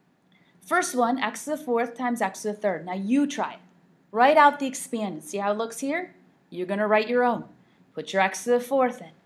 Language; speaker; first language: English; native; English